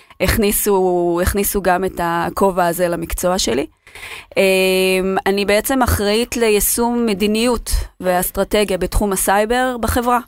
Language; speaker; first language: Hebrew; native; Hebrew